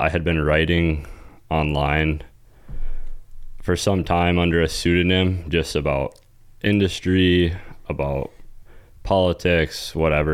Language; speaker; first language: English; native; English